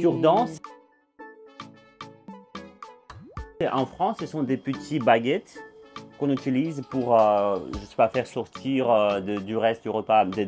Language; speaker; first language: French; non-native, fluent; Russian